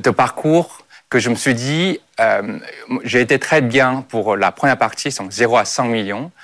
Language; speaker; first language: French; non-native, fluent; Chinese